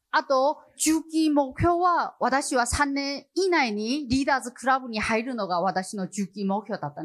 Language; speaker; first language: Japanese; non-native, learner; Chinese